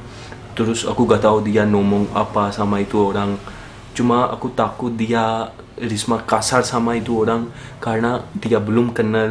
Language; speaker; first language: Indonesian; non-native, learner; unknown